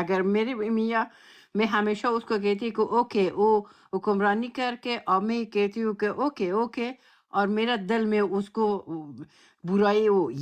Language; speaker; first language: Hindi; non-native, learner; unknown